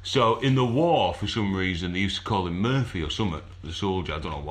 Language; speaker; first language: English; native; English